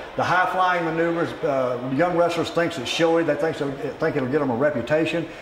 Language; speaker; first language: English; native; English